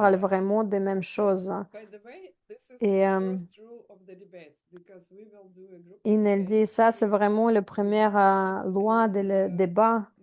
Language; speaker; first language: French; non-native, fluent; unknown